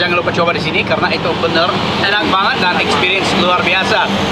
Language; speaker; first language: Indonesian; non-native, fluent; English